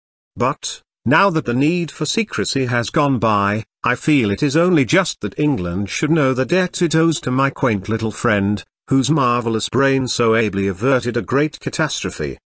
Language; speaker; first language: English; non-native, fluent; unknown